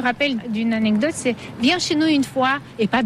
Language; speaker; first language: French; non-native, fluent; Russian